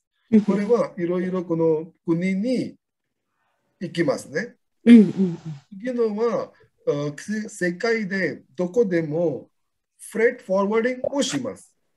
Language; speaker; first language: Japanese; non-native, learner; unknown